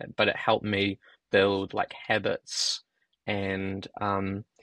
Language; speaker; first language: English; native; English